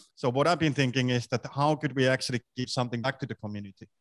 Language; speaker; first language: English; non-native, fluent; Finnish